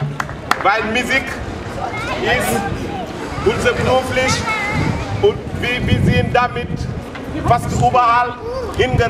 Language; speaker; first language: German; non-native, learner; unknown